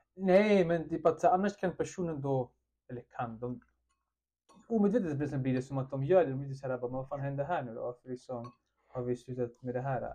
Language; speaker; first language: Swedish; early bilingual, other home language; Russian